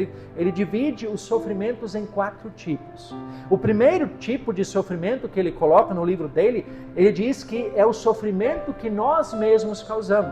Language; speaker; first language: Portuguese; native; Portuguese